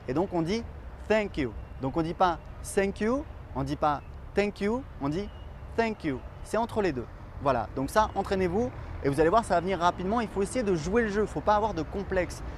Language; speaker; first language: French; native; French